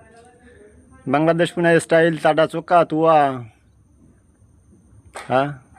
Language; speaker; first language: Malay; non-native, learner; Bangla